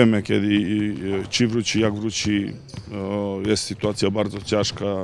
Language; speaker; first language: Polish; non-native, learner; Serbian